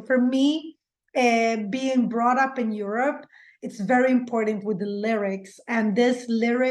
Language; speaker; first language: English; non-native, fluent; Swedish